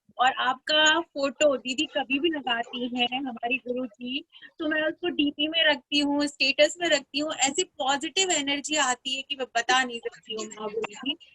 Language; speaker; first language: Hindi; native; Hindi